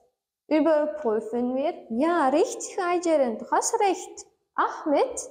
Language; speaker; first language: German; non-native, learner; Turkmen